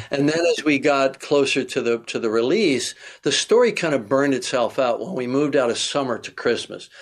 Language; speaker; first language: English; native; English